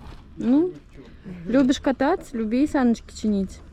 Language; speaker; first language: Russian; native; Russian